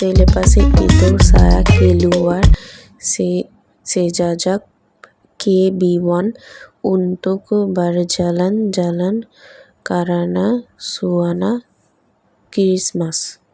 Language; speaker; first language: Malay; non-native, learner; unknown